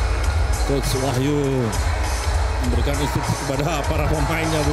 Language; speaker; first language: Indonesian; native; Indonesian